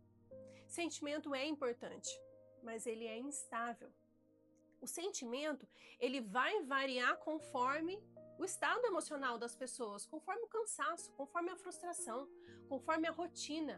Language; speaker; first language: Portuguese; native; Portuguese